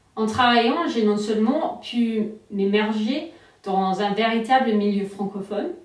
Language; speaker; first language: French; non-native, fluent; English